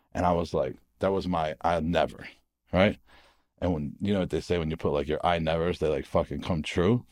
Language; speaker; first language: English; native; English